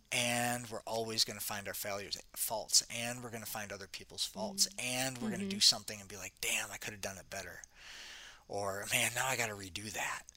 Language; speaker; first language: English; native; English